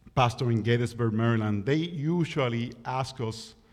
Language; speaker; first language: English; non-native, fluent; Spanish